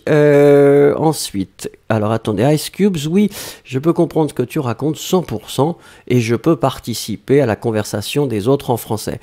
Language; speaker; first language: French; native; French